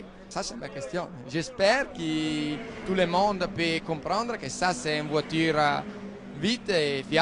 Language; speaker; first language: French; non-native, fluent; Italian